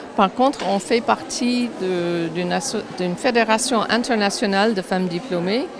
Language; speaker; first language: French; native; French